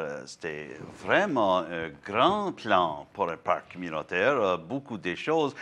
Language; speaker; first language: French; non-native, learner; English